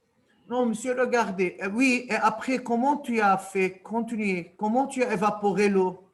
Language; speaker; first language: French; non-native, local second language; Arabic